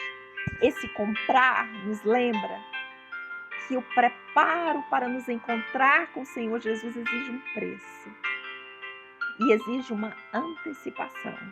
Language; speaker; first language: Portuguese; native; Portuguese